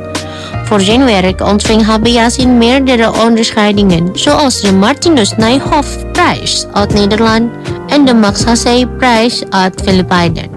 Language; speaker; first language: Dutch; non-native, fluent; Indonesian